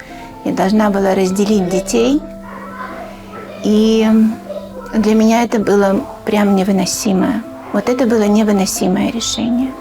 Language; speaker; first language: Russian; native; Russian